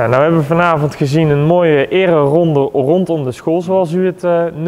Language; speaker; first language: Dutch; native; Dutch